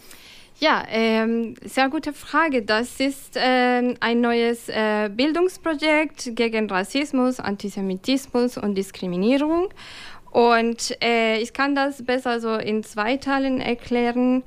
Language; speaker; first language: German; non-native, fluent; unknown